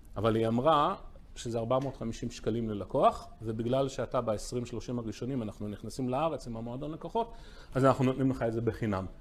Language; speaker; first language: Hebrew; early bilingual, other home language; English